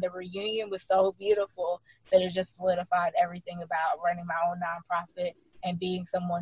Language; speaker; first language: English; native; English